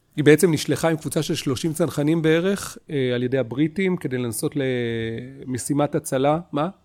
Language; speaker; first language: Hebrew; native; Hebrew